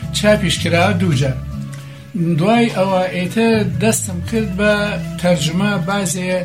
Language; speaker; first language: Central Kurdish; non-native, local second language; Gurani